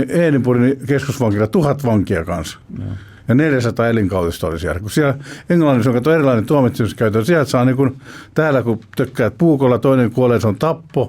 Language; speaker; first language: Finnish; native; Finnish